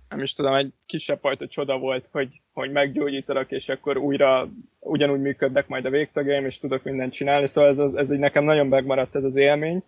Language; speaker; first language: Hungarian; native; Hungarian